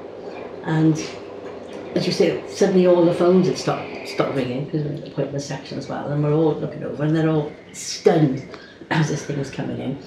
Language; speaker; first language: English; native; English